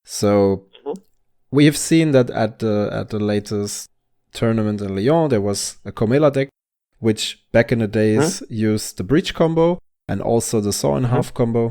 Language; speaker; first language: English; non-native, fluent; German